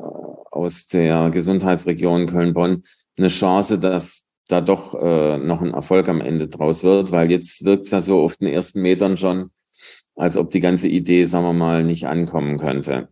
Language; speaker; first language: German; native; German